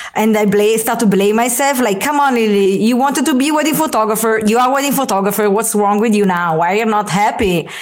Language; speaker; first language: English; non-native, fluent; Italian